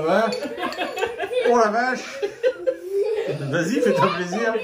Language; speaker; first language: French; native; French